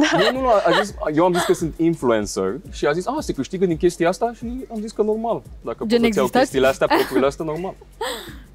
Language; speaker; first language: Romanian; native; Romanian